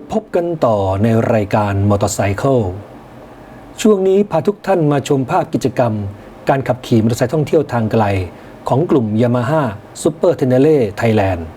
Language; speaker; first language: Thai; native; Thai